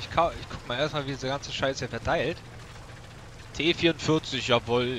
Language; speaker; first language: German; native; German